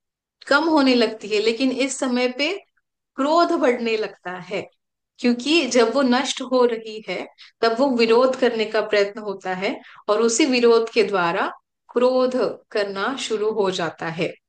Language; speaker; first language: Hindi; native; Hindi